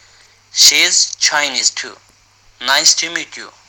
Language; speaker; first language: English; non-native, learner; Uyghur